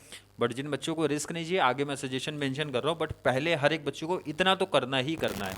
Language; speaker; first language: Hindi; native; Hindi